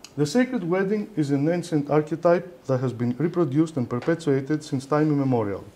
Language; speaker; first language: English; non-native, fluent; Greek